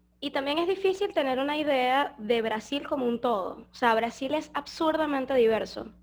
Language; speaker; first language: Spanish; native; Spanish